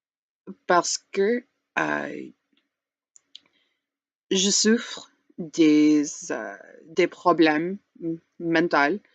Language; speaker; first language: French; non-native, learner; English